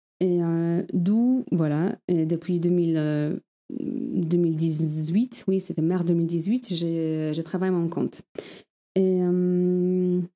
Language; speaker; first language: French; non-native, fluent; Polish